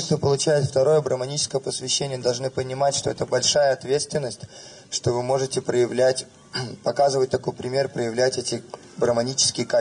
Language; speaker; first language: Russian; native; Russian